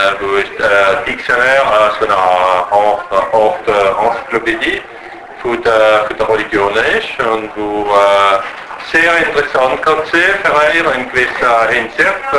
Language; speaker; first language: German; non-native, learner; French